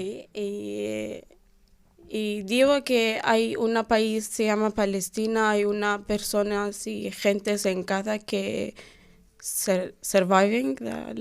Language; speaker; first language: Spanish; non-native, learner; Arabic